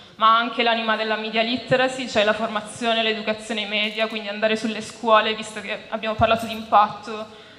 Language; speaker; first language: Italian; native; Italian